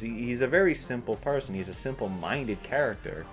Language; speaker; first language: English; native; English